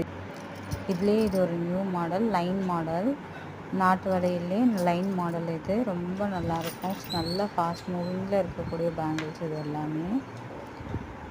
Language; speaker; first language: Tamil; native; Tamil